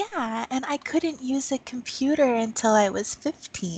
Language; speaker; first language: English; native; English